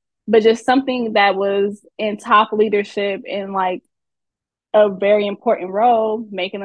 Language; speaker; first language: English; native; English